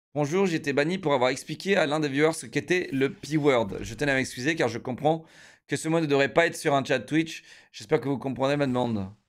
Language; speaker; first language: French; native; French